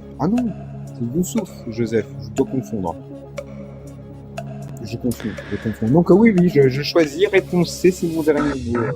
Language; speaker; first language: French; native; French